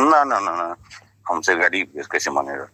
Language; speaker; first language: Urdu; non-native, local second language; Bhojpuri